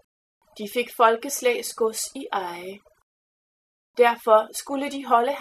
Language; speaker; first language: Danish; native; Danish